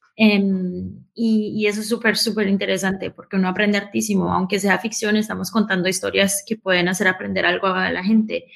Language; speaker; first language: Spanish; early bilingual, heritage; Spanish